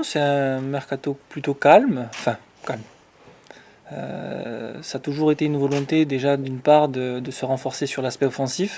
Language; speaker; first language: French; native; French